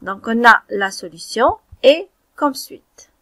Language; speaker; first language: French; non-native, local second language; Arabic